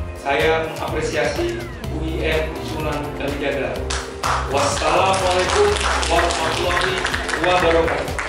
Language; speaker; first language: Indonesian; native; Indonesian